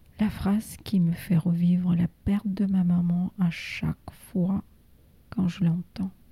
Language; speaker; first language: French; non-native, fluent; Russian